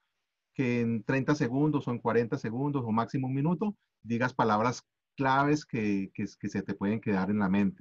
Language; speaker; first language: Spanish; native; Spanish